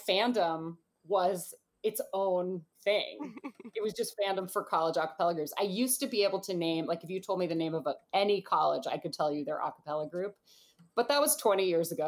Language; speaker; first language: English; native; English